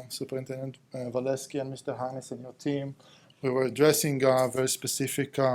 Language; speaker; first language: English; non-native, fluent; Hebrew